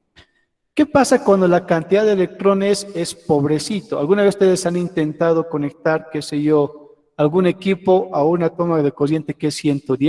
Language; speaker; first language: Spanish; native; Spanish